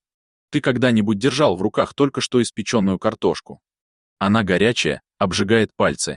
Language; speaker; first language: Russian; native; Russian